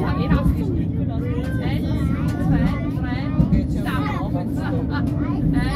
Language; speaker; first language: German; native; German